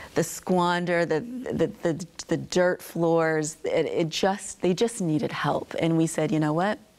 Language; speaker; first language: English; native; English